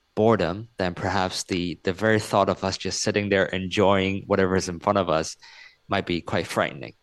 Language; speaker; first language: English; non-native, local second language; Cantonese